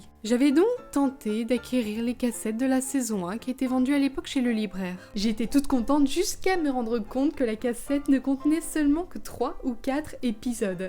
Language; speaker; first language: French; native; French